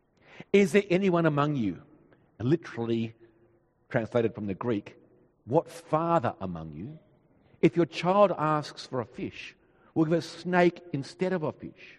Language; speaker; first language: English; native; English